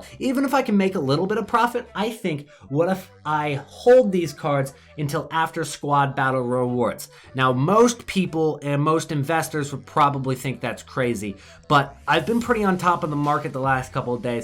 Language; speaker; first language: English; native; English